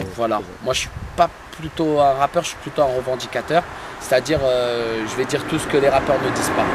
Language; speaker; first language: French; early bilingual, other home language; Arabic